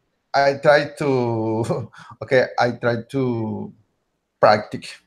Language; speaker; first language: English; non-native, learner; Spanish